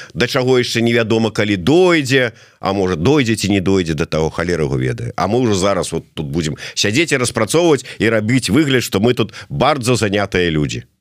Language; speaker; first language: Belarusian; non-native, local second language; Russian